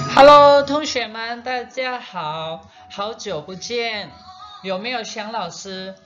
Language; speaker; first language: Chinese; non-native, fluent; Indonesian